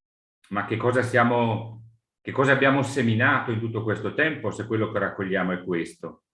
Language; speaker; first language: Italian; native; Italian